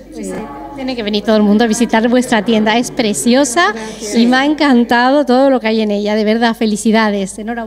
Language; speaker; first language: Spanish; native; Spanish